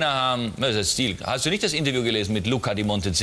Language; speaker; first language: German; native; German